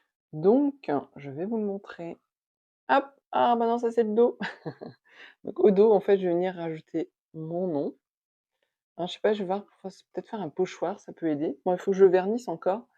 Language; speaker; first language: French; native; French